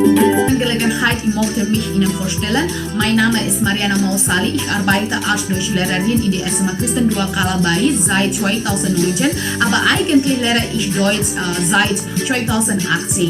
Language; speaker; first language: German; non-native, learner; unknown